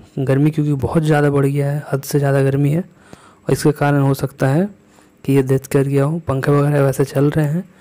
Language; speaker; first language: Hindi; native; Hindi